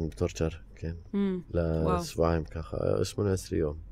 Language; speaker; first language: Hebrew; non-native, fluent; Arabic